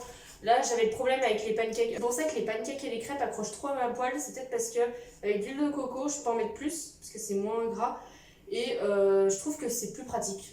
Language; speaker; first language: French; native; French